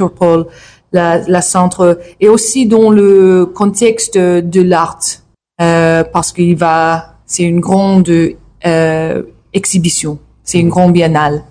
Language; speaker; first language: French; non-native, learner; English